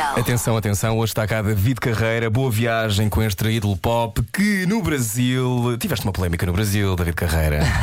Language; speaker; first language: Portuguese; native; Portuguese